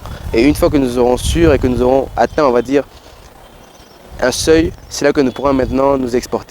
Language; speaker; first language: French; non-native, local second language; Lingala